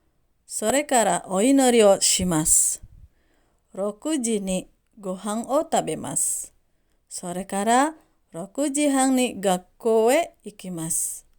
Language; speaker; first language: Japanese; non-native, fluent; Indonesian